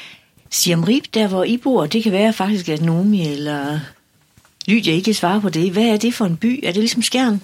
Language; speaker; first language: Danish; native; Danish